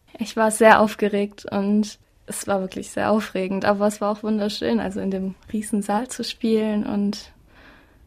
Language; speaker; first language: German; native; German